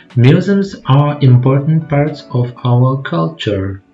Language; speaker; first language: English; non-native, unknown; Kazakh